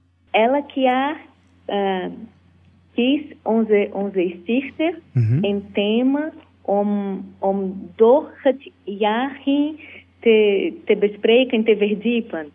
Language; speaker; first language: Dutch; non-native, learner; Portuguese